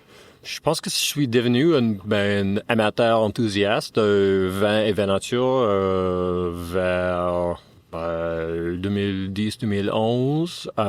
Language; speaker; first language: French; non-native, fluent; English